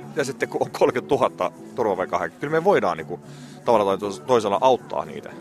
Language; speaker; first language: Finnish; non-native, fluent; Arabic